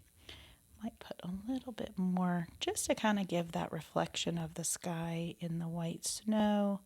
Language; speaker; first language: English; native; English